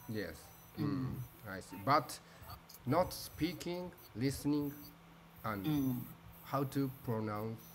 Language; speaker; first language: English; non-native, learner; Japanese